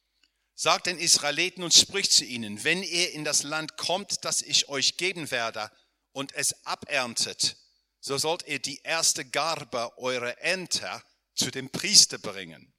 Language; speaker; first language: German; non-native, fluent; English